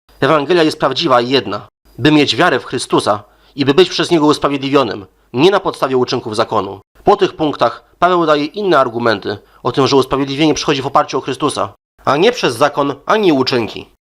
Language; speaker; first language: Polish; native; Polish